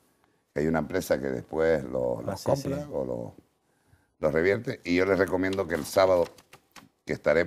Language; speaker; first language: Spanish; native; Spanish